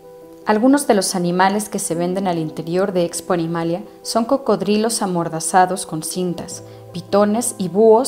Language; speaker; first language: Spanish; native; Spanish